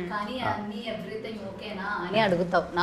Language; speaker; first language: Telugu; non-native, learner; Malayalam